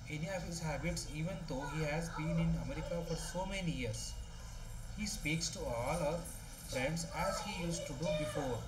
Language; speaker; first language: English; non-native, local second language; Telugu